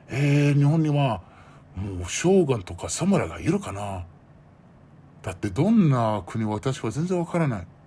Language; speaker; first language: Japanese; non-native, learner; Arabic